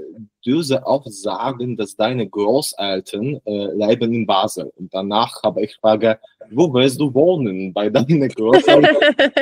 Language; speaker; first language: German; non-native, learner; Polish